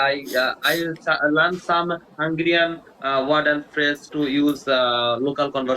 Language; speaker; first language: English; non-native, learner; Bangla